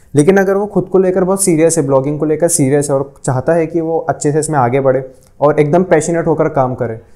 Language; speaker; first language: Hindi; non-native, local second language; Urdu